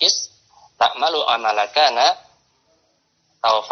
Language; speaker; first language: Arabic; non-native, fluent; Indonesian